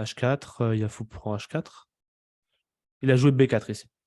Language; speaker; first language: French; native; French